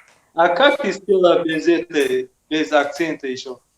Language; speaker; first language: Russian; non-native, learner; Tajik